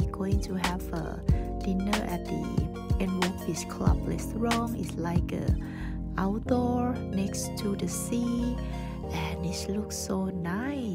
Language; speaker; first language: English; non-native, learner; Thai